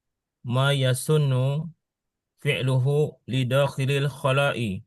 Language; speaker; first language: Arabic; non-native, learner; Indonesian